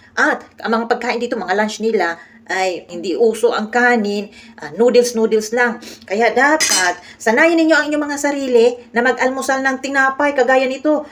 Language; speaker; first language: Filipino; native; Filipino